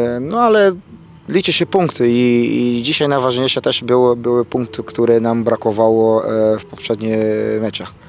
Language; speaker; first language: Polish; non-native, fluent; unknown